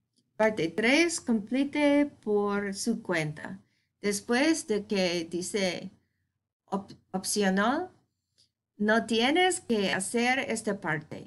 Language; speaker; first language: Spanish; non-native, fluent; English